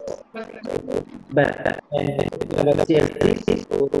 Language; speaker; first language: English; non-native, learner; Indonesian